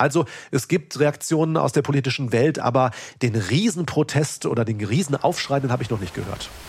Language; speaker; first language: German; native; German